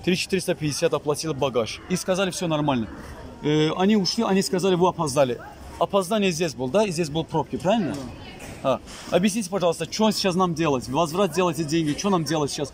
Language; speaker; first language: Russian; non-native, learner; Azerbaijani